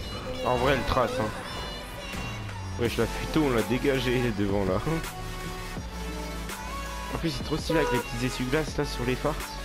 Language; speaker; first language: French; native; French